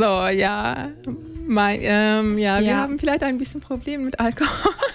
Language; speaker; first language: German; non-native, learner; Turkish